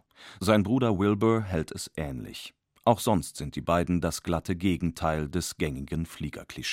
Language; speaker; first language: German; native; German